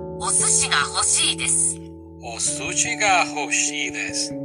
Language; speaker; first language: Japanese; non-native, learner; Spanish